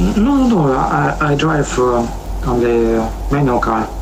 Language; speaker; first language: English; non-native, learner; Russian